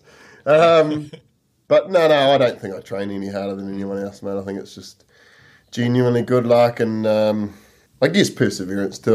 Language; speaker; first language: English; native; English